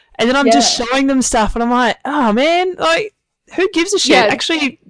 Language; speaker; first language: English; native; English